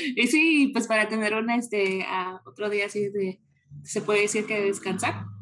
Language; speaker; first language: Spanish; early bilingual, heritage; Spanish